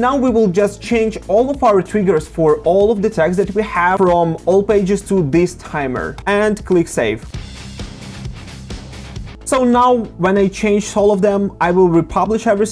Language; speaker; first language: English; non-native, fluent; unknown